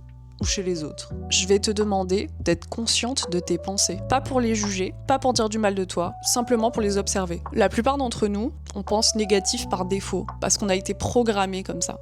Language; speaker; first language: French; native; French